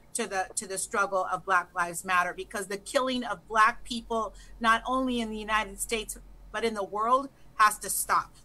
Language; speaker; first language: English; early bilingual, other home language; Spanish